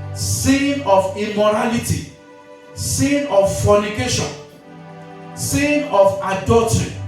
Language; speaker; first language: English; non-native, local second language; Yoruba